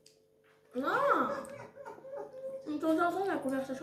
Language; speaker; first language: French; native; French